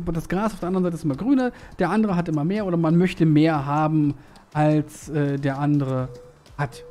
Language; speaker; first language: German; native; German